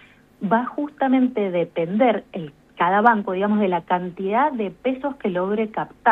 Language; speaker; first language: Spanish; native; Spanish